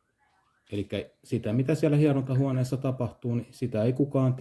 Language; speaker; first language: Finnish; native; Finnish